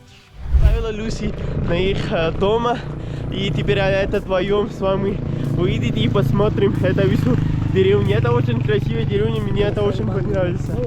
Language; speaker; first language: Russian; non-native, learner; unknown